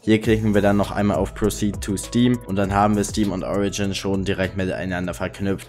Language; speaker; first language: German; native; German